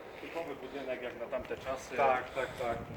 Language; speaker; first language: Polish; native; Polish